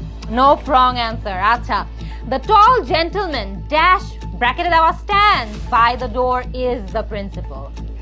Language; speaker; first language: English; non-native, local second language; Bangla